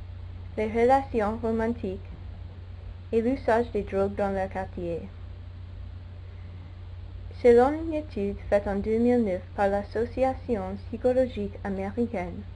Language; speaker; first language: French; non-native, learner; English